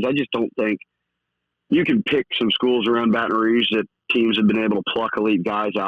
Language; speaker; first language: English; native; English